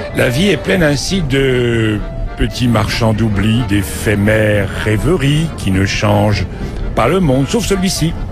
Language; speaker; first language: French; native; French